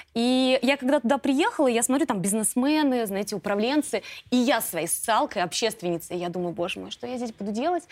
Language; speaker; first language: Russian; native; Russian